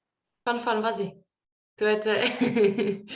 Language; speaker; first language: French; non-native, learner; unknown